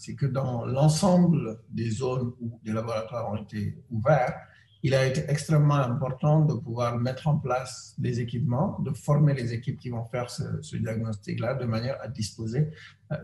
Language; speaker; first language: French; non-native, local second language; Wolof